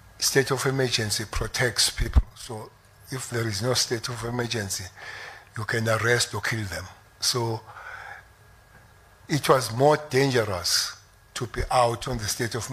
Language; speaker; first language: English; non-native, local second language; Zulu